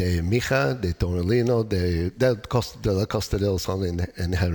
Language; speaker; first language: Spanish; non-native, learner; English